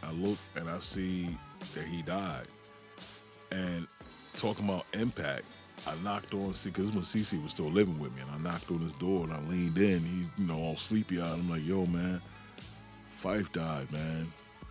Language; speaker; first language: English; native; English